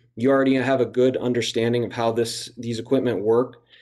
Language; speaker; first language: English; native; English